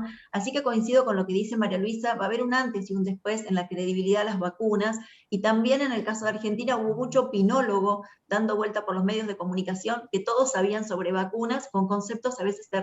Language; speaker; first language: Spanish; native; Spanish